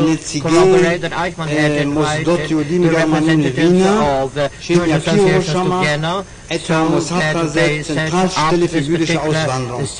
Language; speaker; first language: Hebrew; non-native, fluent; German